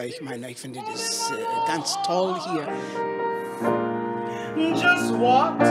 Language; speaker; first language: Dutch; non-native, learner; English